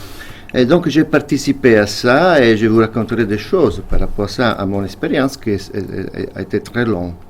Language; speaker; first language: French; non-native, fluent; Italian